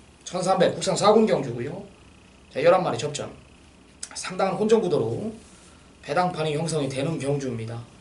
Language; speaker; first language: Korean; native; Korean